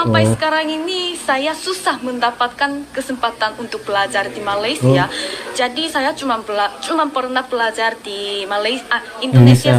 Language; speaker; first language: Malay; non-native, learner; Chinese